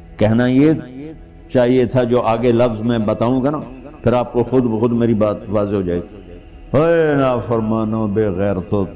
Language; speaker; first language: Urdu; non-native, local second language; Punjabi